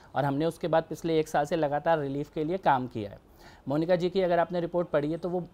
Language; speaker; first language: Hindi; native; Hindi